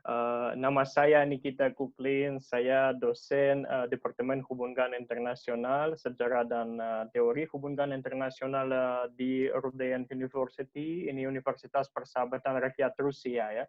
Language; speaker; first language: Indonesian; non-native, learner; Russian